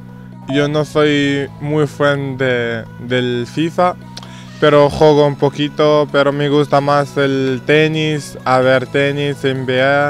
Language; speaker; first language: Spanish; non-native, fluent; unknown